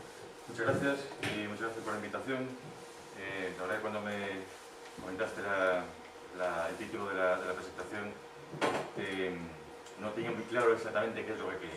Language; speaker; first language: Spanish; native; Spanish